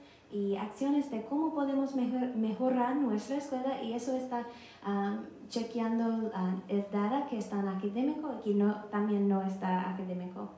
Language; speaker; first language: Spanish; non-native, learner; English